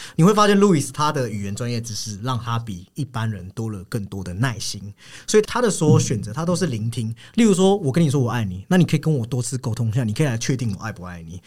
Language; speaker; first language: Chinese; native; Chinese